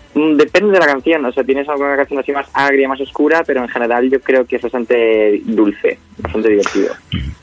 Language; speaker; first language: Spanish; native; Spanish